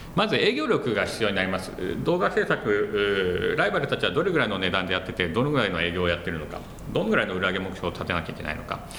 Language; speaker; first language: Japanese; non-native, fluent; English